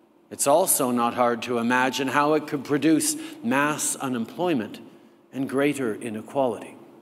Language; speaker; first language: English; early bilingual, other home language; French